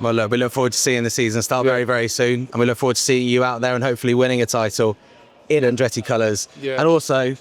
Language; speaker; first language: English; native; English